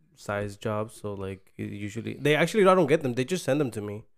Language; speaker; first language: English; early bilingual, other home language; Spanish